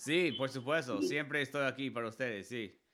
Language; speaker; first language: Spanish; non-native, learner; English